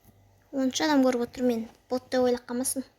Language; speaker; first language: Kazakh; native; Kazakh